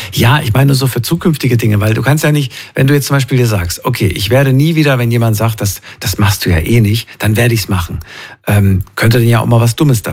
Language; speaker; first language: German; native; German